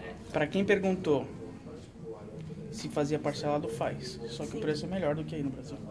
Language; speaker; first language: Portuguese; native; Portuguese